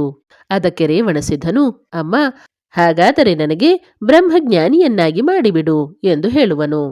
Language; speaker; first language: Kannada; native; Kannada